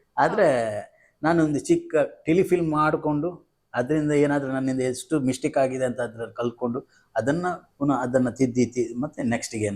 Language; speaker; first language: Kannada; non-native, local second language; Tulu